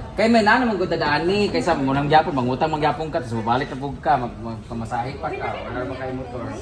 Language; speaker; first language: Filipino; native; Filipino